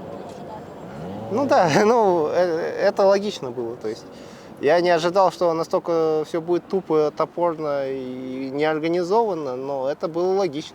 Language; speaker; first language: Russian; native; Russian